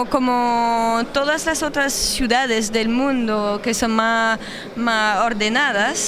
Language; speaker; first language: Spanish; non-native, learner; French